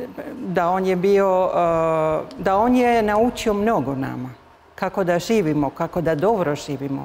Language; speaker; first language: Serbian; early bilingual, heritage; Spanish